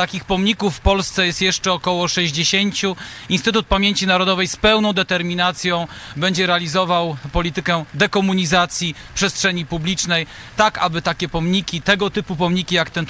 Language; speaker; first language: Polish; native; Polish